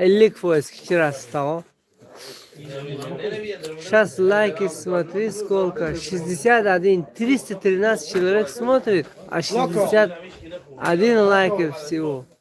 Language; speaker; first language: Russian; non-native, local second language; Tajik